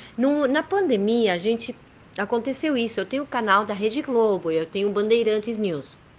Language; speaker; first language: Portuguese; early bilingual, heritage; Portuguese